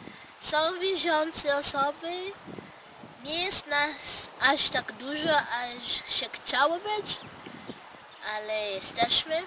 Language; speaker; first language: Polish; non-native, fluent; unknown